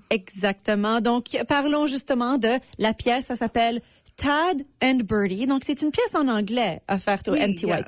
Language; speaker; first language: French; native; French